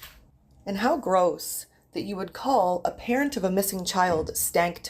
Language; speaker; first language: English; native; English